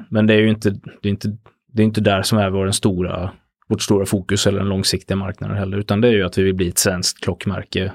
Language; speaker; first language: Swedish; native; Swedish